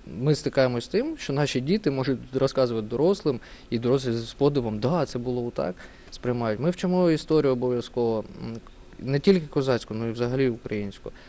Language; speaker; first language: Ukrainian; non-native, local second language; Russian